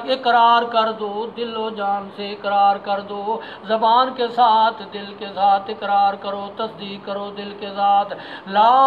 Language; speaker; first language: Urdu; non-native, local second language; Punjabi